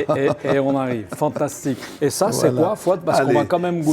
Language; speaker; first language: French; native; French